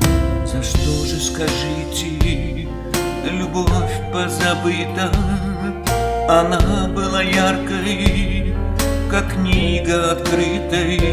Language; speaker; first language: Russian; native; Russian